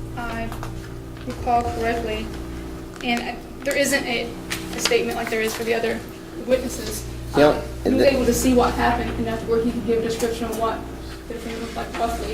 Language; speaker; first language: English; native; English